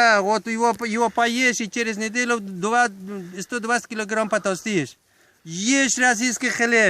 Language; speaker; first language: Russian; non-native, learner; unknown